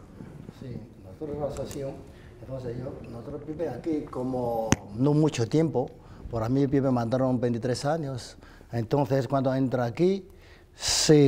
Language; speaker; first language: Spanish; non-native, learner; Chinese